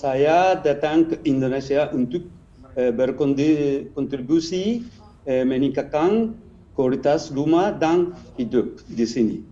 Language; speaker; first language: Indonesian; non-native, learner; Japanese